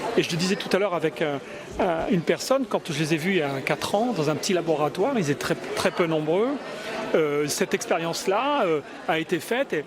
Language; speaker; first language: French; native; French